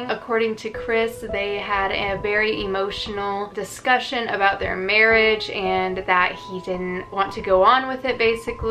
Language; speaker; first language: English; native; English